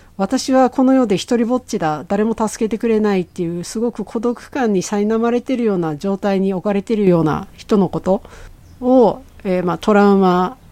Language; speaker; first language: Japanese; native; Japanese